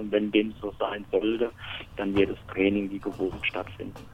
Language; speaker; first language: German; native; German